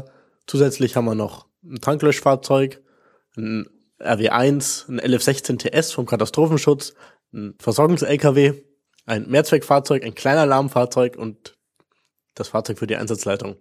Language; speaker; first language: German; native; German